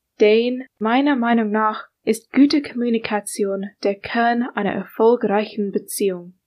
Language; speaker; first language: German; non-native, learner; English